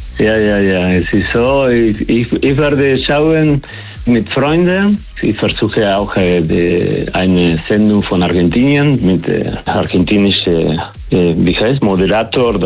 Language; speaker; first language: German; non-native, learner; Spanish